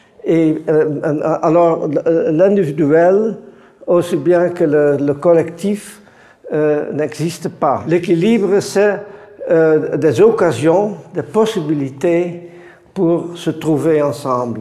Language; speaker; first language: French; non-native, fluent; Dutch